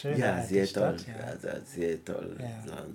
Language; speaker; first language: German; non-native, learner; French